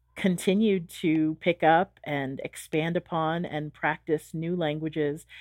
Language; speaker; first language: English; native; English